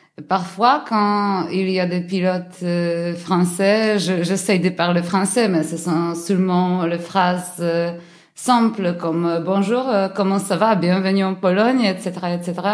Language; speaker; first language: French; non-native, learner; Polish